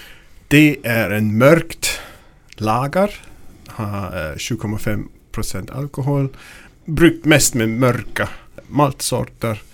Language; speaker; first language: Swedish; non-native, learner; German